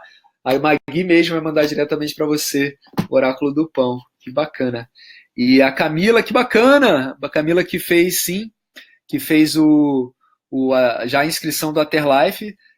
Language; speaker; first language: Portuguese; native; Portuguese